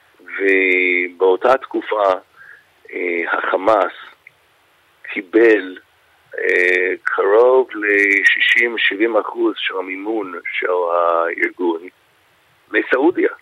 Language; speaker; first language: Hebrew; non-native, fluent; English